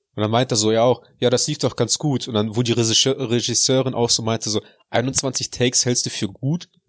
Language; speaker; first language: German; early bilingual, other home language; Russian